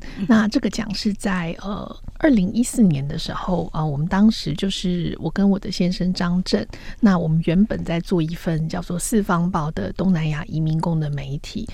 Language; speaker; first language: Chinese; native; Chinese